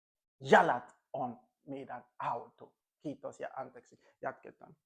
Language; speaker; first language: Finnish; non-native, learner; English